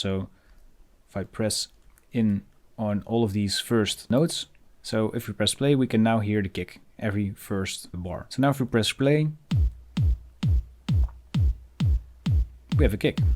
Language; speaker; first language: English; non-native, fluent; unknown